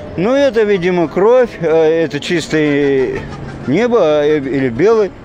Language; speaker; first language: Russian; native; Russian